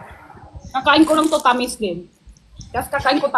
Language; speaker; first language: Filipino; non-native, learner; Chinese